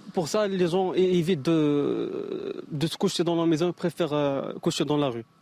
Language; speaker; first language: French; non-native, local second language; Arabic